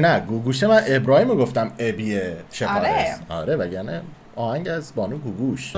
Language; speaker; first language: Persian; native; Persian